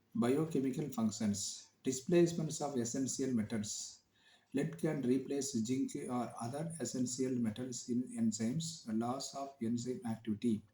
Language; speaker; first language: English; non-native, local second language; Tamil